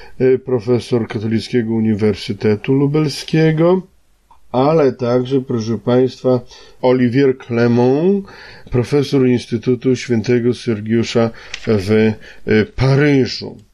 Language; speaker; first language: Polish; native; Polish